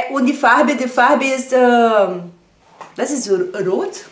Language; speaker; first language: German; non-native, fluent; Portuguese